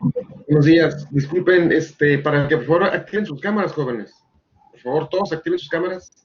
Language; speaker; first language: Spanish; native; Spanish